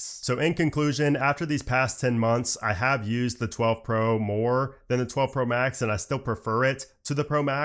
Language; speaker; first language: English; native; English